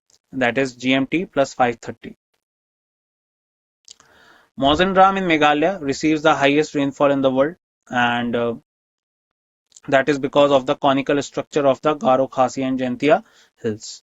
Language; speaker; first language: English; non-native, local second language; Hindi